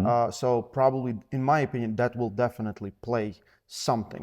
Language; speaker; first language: English; non-native, fluent; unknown